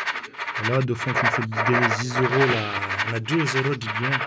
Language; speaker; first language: French; native; French